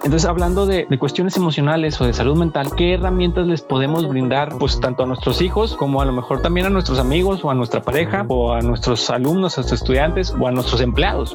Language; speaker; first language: Spanish; native; Spanish